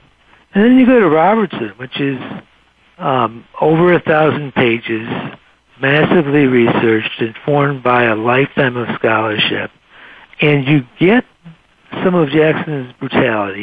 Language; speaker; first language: English; native; English